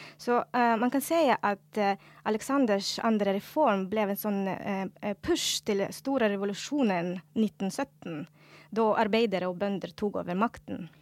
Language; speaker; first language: Norwegian; non-native, fluent; Russian